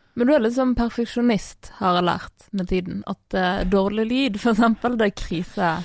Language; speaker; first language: Norwegian; native; Norwegian